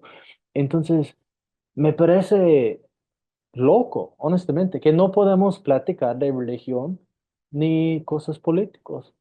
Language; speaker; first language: Spanish; non-native, fluent; English